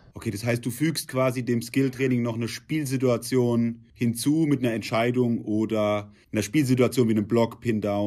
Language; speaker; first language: German; native; German